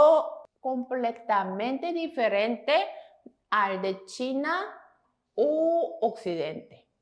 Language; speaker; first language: Spanish; non-native, fluent; Korean